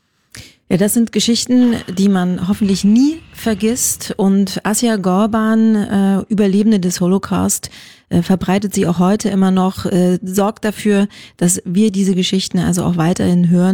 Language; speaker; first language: German; native; German